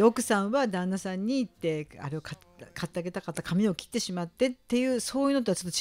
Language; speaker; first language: Japanese; native; Japanese